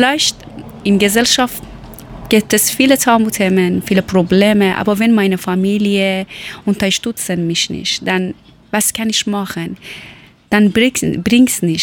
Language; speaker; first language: German; non-native, learner; Persian